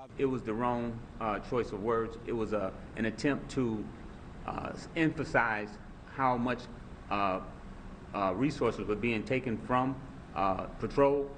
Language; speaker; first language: English; native; English